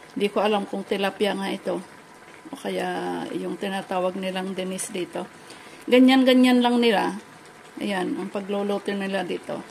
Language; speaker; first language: Filipino; native; Filipino